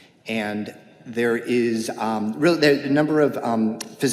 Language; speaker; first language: English; native; English